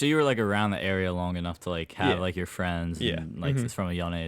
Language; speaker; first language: English; native; English